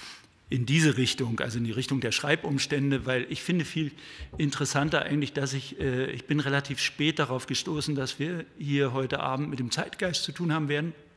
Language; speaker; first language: German; native; German